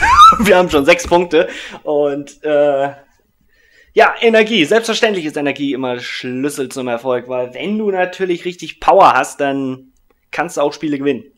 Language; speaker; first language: German; native; German